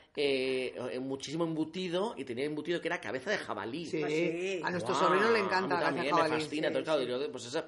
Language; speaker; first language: Spanish; native; Spanish